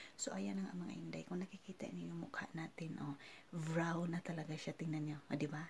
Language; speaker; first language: Filipino; non-native, local second language; Cebuano